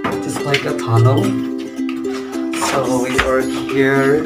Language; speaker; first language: English; non-native, learner; Filipino